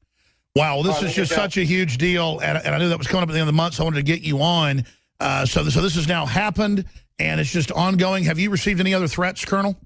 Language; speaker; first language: English; native; English